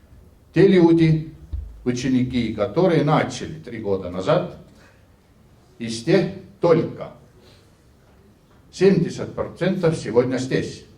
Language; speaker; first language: Russian; non-native, fluent; Estonian